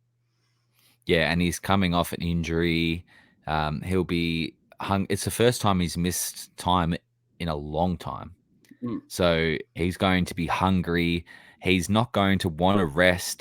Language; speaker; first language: English; native; English